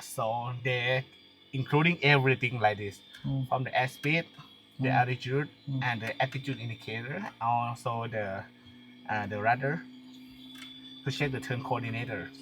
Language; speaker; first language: English; non-native, learner; Thai